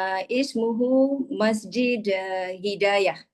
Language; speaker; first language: Arabic; non-native, learner; Malay